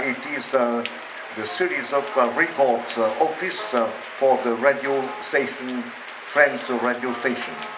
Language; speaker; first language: English; non-native, fluent; Vietnamese